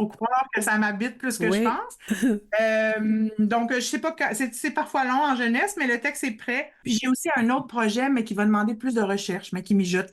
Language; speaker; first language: French; native; French